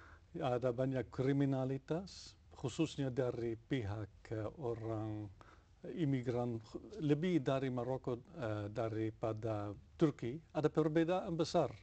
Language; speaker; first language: Indonesian; non-native, fluent; Dutch